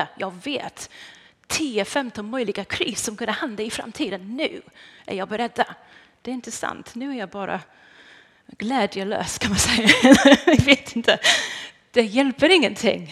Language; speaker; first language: Swedish; non-native, fluent; English